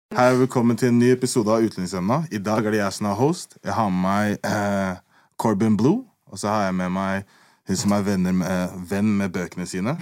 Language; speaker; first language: Norwegian; early bilingual, other home language; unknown